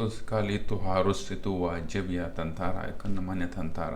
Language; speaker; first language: Indonesian; non-native, fluent; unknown